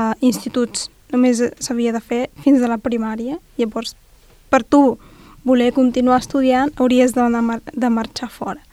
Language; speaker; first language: Catalan; non-native, fluent; Arabic